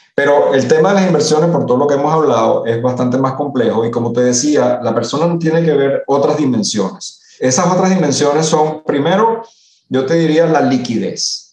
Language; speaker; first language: Spanish; early bilingual, other home language; Italian